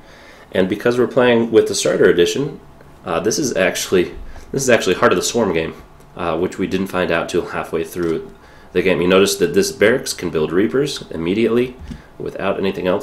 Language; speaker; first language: English; native; English